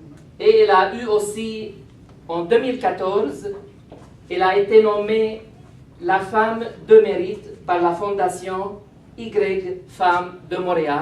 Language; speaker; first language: French; non-native, fluent; Arabic